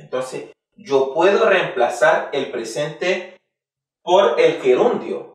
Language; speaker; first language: Spanish; non-native, fluent; Haitian Creole